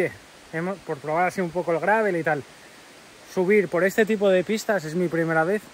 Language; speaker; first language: Spanish; native; Spanish